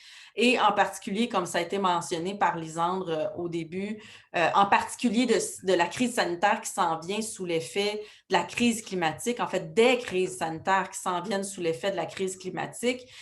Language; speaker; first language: French; native; French